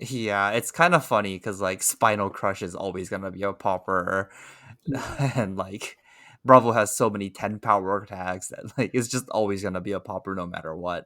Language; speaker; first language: English; native; English